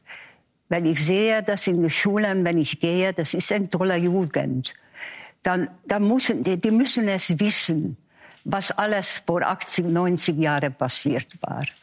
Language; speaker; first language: German; non-native, fluent; Hungarian